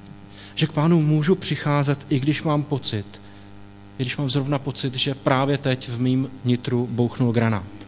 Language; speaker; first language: Czech; native; Czech